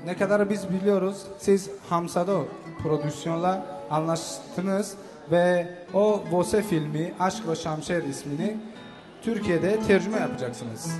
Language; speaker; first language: Turkish; non-native, fluent; Tajik